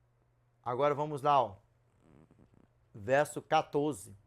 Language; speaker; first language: Portuguese; native; Portuguese